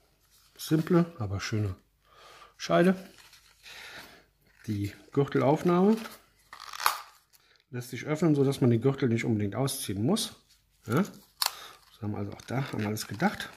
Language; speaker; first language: German; native; German